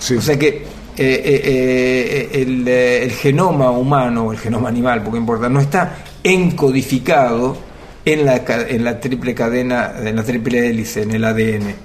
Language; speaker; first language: Spanish; native; Spanish